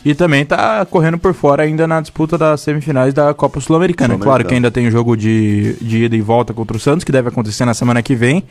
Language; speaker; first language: Portuguese; native; Portuguese